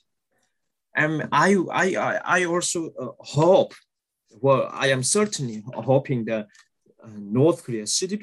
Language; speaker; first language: English; non-native, fluent; Korean